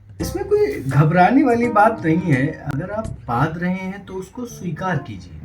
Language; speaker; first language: Hindi; native; Hindi